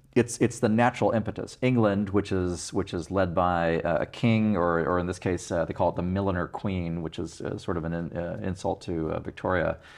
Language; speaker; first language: English; native; English